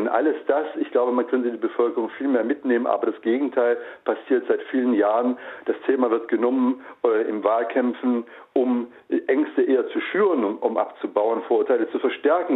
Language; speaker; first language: German; native; German